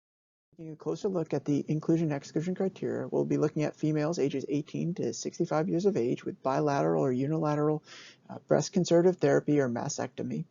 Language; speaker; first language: English; native; English